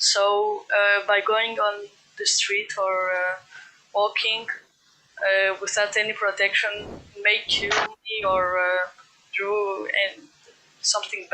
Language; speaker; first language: English; non-native, fluent; Greek